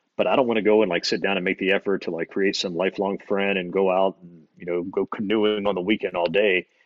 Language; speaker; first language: English; native; English